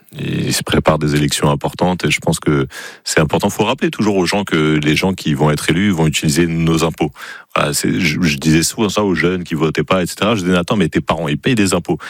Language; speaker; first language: French; native; French